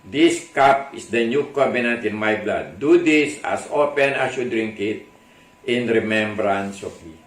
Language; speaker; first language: English; non-native, local second language; Filipino